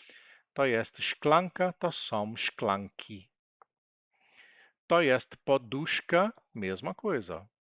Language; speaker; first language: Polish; non-native, learner; Portuguese